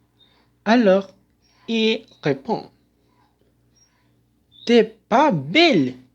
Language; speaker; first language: French; non-native, learner; Spanish